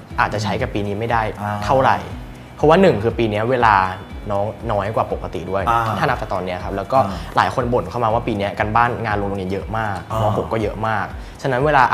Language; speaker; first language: Thai; native; Thai